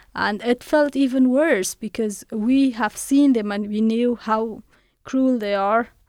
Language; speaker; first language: English; non-native, fluent; Persian